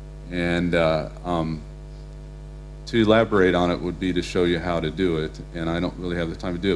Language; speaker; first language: English; native; English